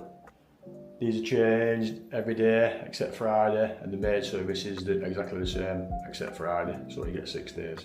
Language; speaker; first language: English; native; English